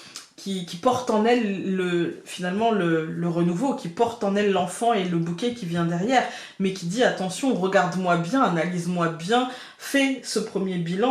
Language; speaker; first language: French; native; French